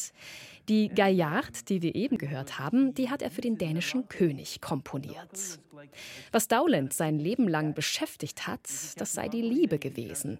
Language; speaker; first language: German; native; German